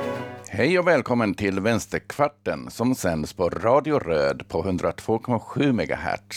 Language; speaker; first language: Swedish; native; Swedish